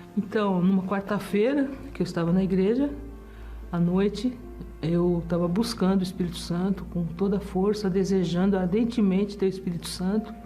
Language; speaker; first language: Portuguese; early bilingual, other home language; German